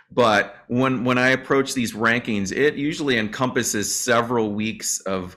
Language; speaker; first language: English; native; English